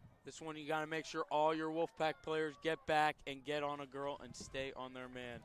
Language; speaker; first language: English; native; English